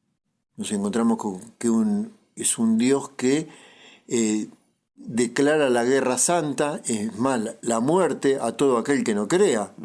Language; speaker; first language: Spanish; native; Spanish